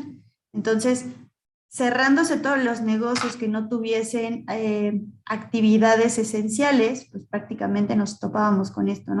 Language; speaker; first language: Spanish; native; Spanish